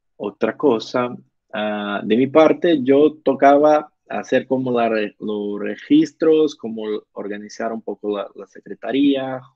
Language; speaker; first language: Spanish; non-native, learner; Portuguese